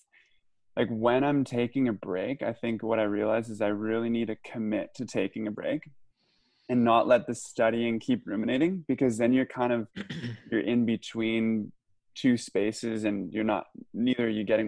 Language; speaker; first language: English; native; English